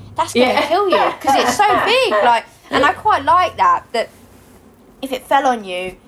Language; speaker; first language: English; native; English